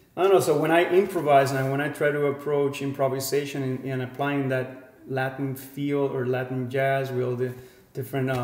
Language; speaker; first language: English; non-native, fluent; Spanish